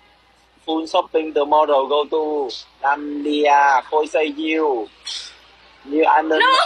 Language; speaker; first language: English; non-native, learner; Vietnamese